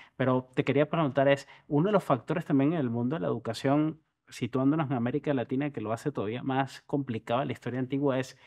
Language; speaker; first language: Spanish; native; Spanish